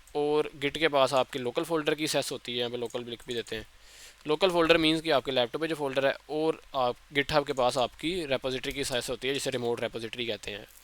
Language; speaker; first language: Urdu; native; Urdu